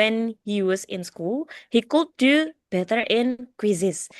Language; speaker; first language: English; non-native, learner; Indonesian